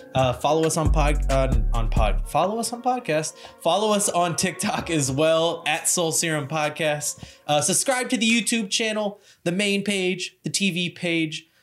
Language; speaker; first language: English; native; English